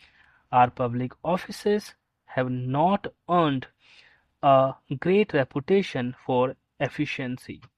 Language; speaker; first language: English; non-native, local second language; Hindi